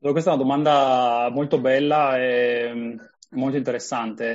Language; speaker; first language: Italian; native; Italian